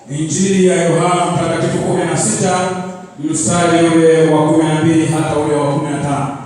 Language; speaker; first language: Swahili; non-native, local second language; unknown